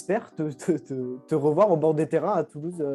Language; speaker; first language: French; native; French